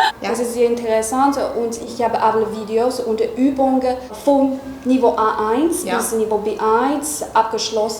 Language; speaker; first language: German; non-native, learner; Chinese